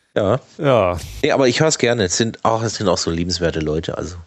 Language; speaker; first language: German; native; German